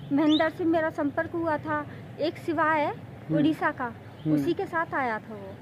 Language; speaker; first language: Hindi; native; Hindi